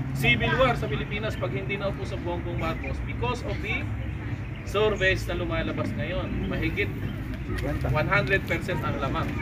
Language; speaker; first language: Filipino; native; Filipino